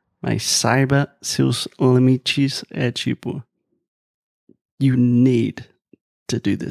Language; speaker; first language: Portuguese; non-native, fluent; English